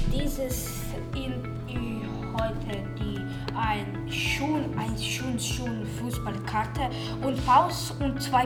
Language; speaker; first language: German; non-native, learner; Russian